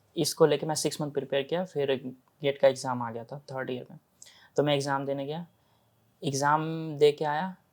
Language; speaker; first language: Hindi; native; Hindi